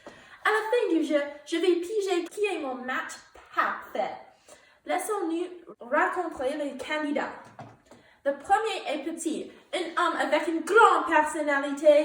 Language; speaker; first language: French; non-native, learner; English